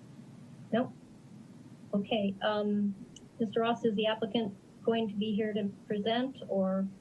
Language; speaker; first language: English; native; English